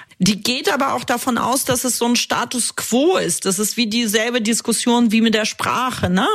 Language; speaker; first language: German; early bilingual, other home language; Russian